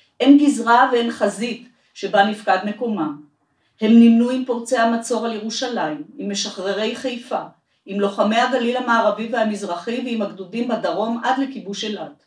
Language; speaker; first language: Hebrew; native; Hebrew